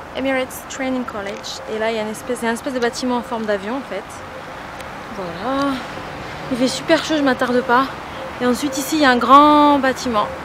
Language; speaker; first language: French; native; French